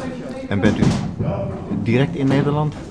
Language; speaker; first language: Dutch; native; Dutch